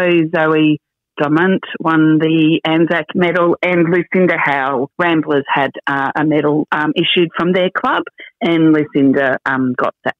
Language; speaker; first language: English; native; English